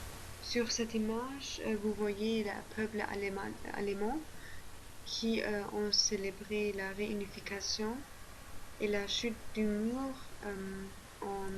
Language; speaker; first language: French; non-native, learner; German